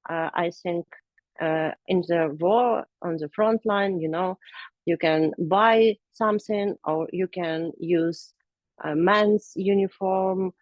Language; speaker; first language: English; non-native, learner; Ukrainian